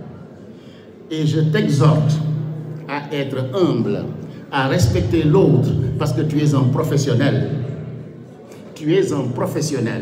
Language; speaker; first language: French; non-native, local second language; Wolof